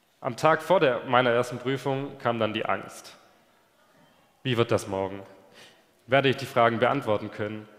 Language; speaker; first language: German; native; German